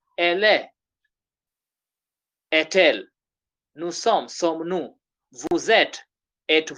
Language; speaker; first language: French; non-native, fluent; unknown